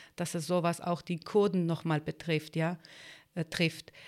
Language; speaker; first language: German; non-native, fluent; Turkish